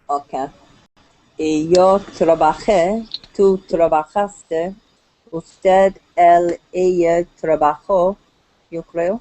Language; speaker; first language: Spanish; non-native, learner; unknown